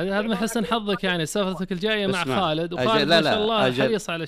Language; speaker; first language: Arabic; native; Arabic